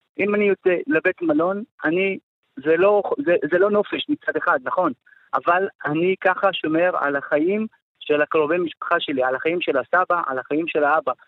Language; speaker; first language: Hebrew; non-native, local second language; Arabic